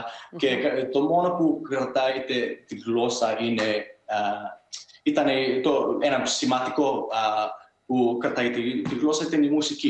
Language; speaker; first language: Greek; early bilingual, heritage; Greek